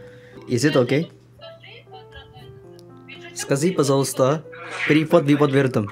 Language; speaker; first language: Russian; non-native, learner; Indonesian